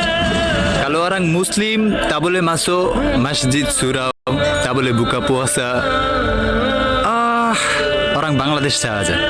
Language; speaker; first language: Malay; non-native, learner; Bangla